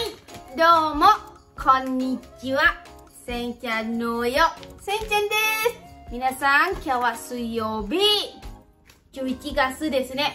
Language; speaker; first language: Japanese; non-native, learner; Lao